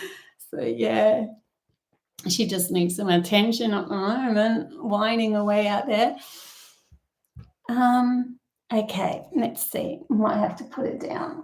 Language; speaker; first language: English; native; English